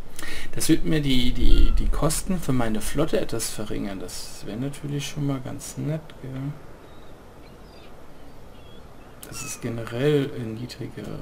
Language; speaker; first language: German; native; German